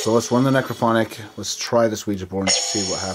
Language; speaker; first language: English; native; English